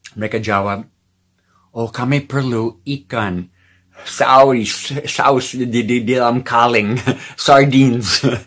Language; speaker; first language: Indonesian; non-native, fluent; English